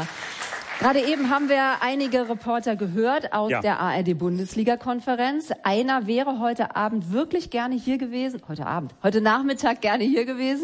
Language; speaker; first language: German; native; German